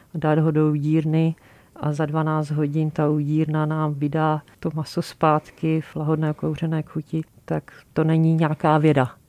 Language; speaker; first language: Czech; native; Czech